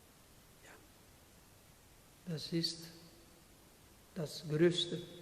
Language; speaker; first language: German; non-native, learner; Portuguese